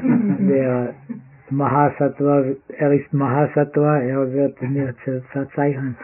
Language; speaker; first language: German; non-native, fluent; Czech